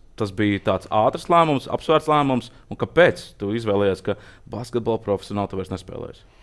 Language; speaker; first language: Latvian; native; Latvian